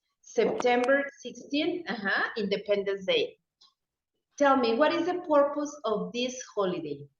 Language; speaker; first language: English; non-native, fluent; Spanish